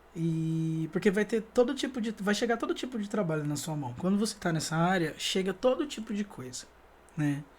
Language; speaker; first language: Portuguese; native; Portuguese